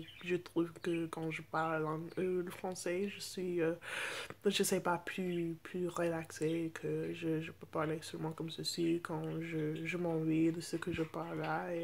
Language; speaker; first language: French; non-native, fluent; English